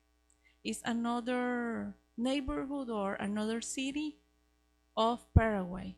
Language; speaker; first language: English; non-native, learner; Spanish